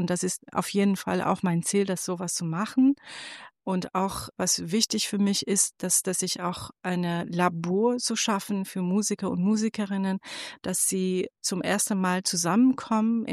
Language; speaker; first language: German; non-native, fluent; Persian